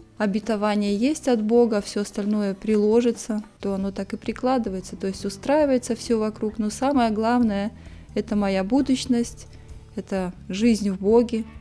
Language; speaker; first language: Russian; native; Russian